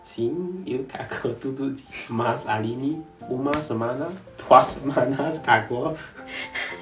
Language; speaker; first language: Portuguese; non-native, learner; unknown